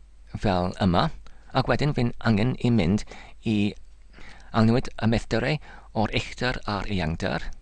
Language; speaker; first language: Welsh; non-native, learner; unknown